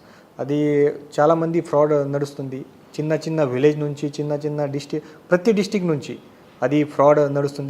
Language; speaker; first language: Telugu; non-native, fluent; Marathi